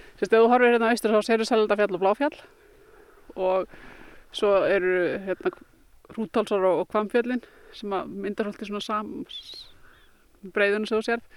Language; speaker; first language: Icelandic; native; Icelandic